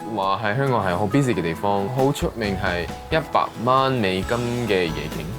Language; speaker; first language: Cantonese; non-native, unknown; Japanese